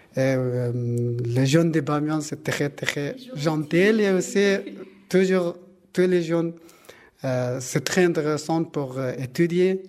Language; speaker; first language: French; non-native, learner; Persian